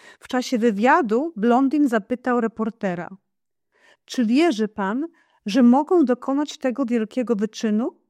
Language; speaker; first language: Polish; non-native, fluent; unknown